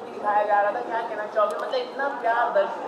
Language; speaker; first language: Hindi; native; Hindi